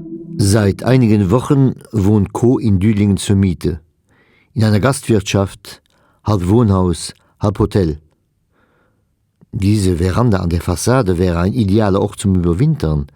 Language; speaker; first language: German; non-native, local second language; Luxembourgish